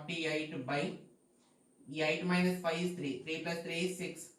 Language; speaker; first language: English; non-native, local second language; Telugu